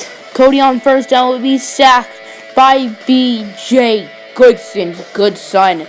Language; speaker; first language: English; native; English